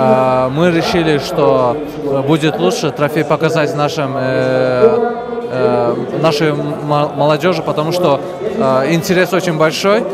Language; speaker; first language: Russian; non-native, fluent; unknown